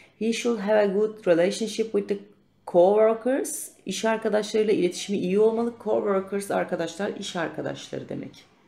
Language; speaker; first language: English; non-native, fluent; Turkish